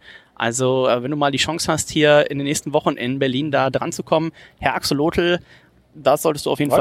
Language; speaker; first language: German; native; German